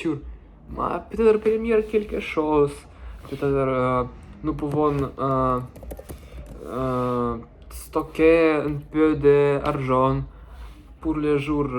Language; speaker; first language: French; non-native, learner; Russian